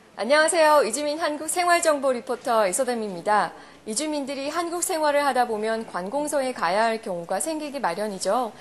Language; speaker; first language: Korean; native; Korean